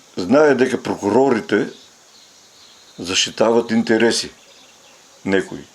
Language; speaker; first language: Bulgarian; native; Bulgarian